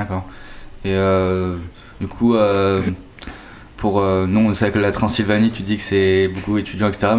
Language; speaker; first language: French; native; French